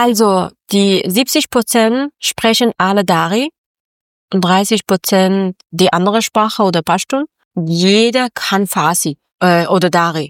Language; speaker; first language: German; non-native, learner; Persian